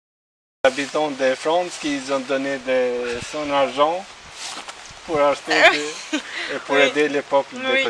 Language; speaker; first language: French; non-native, learner; Albanian